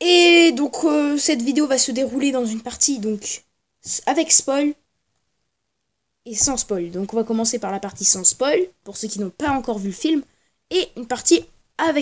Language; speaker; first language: French; native; French